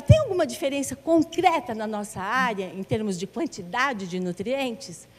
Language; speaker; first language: Portuguese; native; Portuguese